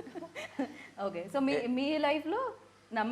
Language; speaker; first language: Telugu; native; Telugu